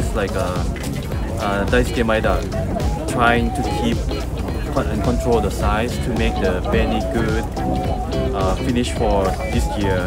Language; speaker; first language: English; non-native, learner; Japanese